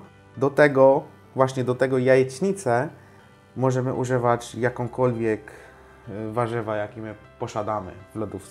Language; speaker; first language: Polish; non-native, learner; Hindi